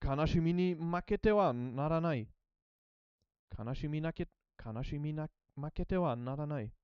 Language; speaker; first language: Japanese; non-native, learner; English